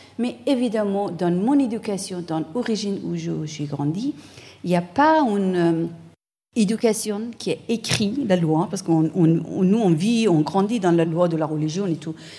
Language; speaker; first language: French; non-native, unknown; Persian